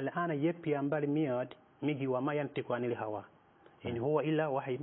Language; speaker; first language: Persian; non-native, fluent; Nyanja